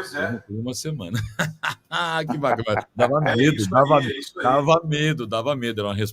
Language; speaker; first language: Portuguese; native; Portuguese